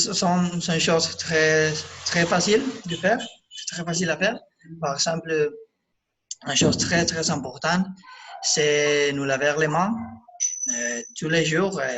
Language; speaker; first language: French; non-native, learner; Spanish